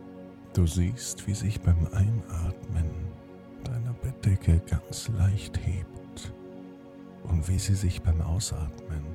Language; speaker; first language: German; native; German